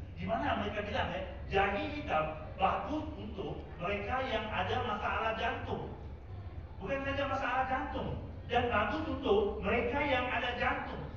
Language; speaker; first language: Indonesian; non-native, fluent; Tamil